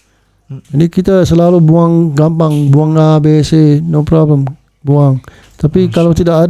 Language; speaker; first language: Indonesian; early bilingual, heritage; English